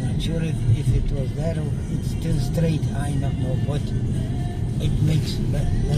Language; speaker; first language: English; non-native, fluent; Dutch